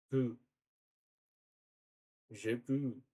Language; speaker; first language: French; non-native, learner; Portuguese